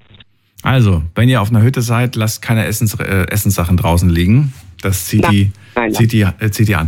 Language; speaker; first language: German; native; German